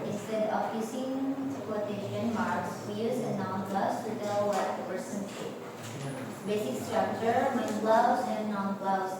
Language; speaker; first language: English; non-native, learner; Indonesian